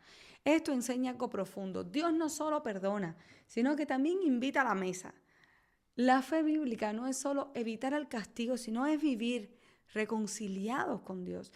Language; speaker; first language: Spanish; native; Spanish